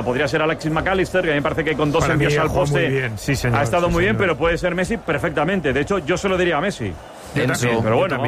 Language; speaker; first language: Spanish; native; Spanish